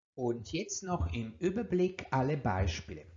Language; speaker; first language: German; non-native, fluent; Italian